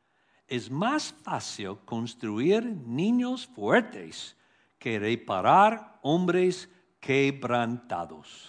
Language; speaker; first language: Spanish; non-native, learner; English